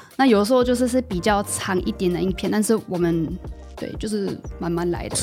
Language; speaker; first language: Chinese; non-native, fluent; German